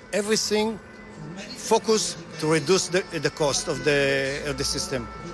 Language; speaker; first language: English; non-native, fluent; Hebrew